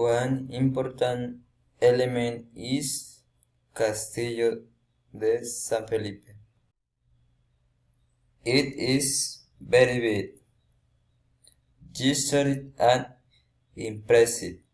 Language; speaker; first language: English; non-native, learner; Spanish